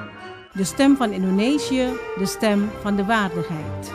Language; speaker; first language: Dutch; non-native, fluent; Indonesian